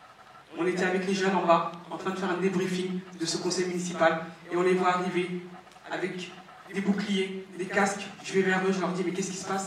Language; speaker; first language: French; native; French